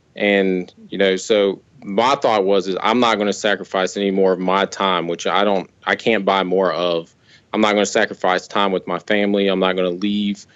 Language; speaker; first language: English; native; English